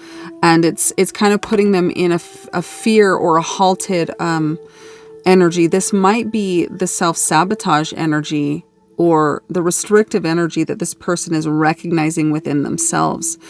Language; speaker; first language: English; native; English